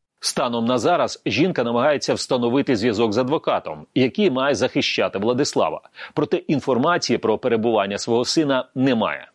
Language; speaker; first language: Ukrainian; native; Ukrainian